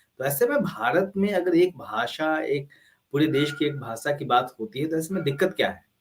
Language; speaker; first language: Hindi; native; Hindi